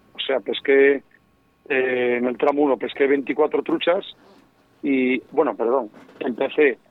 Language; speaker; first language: Spanish; native; Spanish